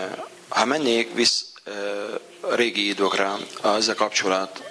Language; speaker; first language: Hungarian; non-native, fluent; Arabic